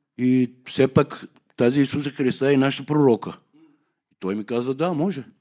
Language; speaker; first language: Bulgarian; non-native, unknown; Persian